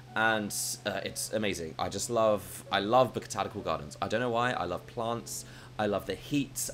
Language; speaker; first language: English; native; English